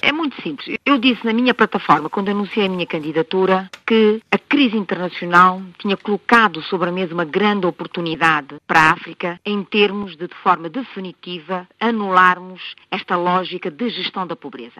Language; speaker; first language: Portuguese; non-native, local second language; Kabuverdianu